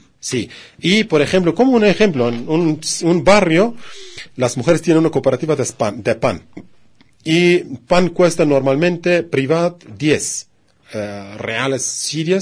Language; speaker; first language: Spanish; non-native, learner; Kurdish